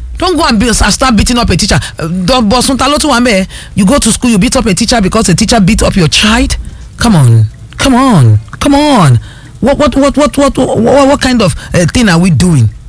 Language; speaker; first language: Nigerian Pidgin; non-native, local second language; Yoruba